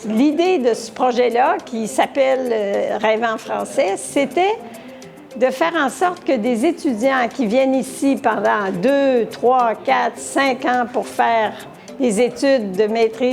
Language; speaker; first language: French; native; French